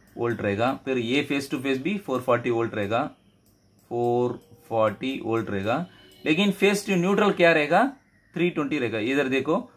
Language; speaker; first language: Hindi; non-native, local second language; Tamil